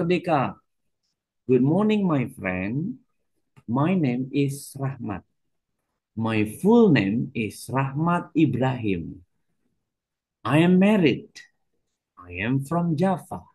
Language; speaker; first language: English; non-native, learner; Indonesian